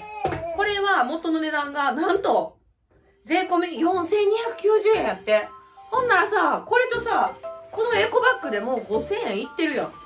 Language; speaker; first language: Japanese; native; Japanese